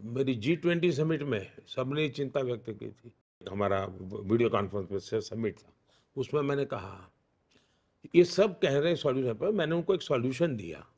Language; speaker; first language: Hindi; non-native, local second language; Gujarati